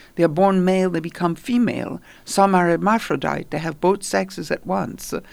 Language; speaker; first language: English; non-native, fluent; Italian